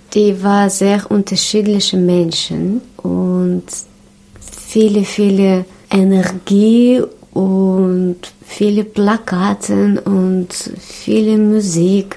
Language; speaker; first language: German; non-native, learner; Russian